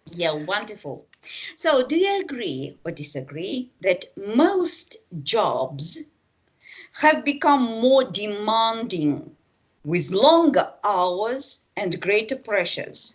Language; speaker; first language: English; non-native, fluent; Russian